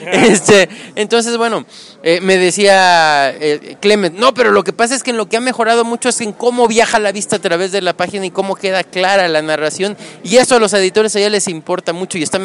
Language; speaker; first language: Spanish; native; Spanish